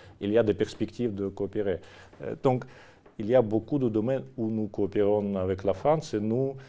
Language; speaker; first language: French; non-native, fluent; Russian